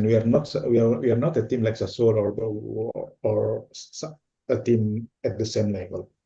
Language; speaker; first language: English; non-native, fluent; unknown